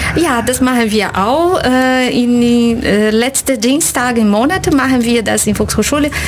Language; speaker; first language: German; non-native, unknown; Portuguese